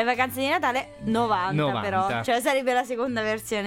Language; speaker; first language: Italian; native; Italian